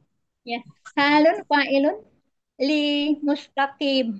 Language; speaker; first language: Arabic; non-native, learner; Indonesian